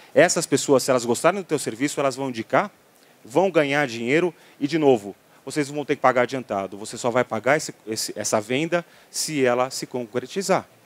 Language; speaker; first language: Portuguese; native; Portuguese